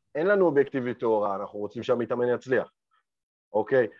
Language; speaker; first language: Hebrew; early bilingual, other home language; Romanian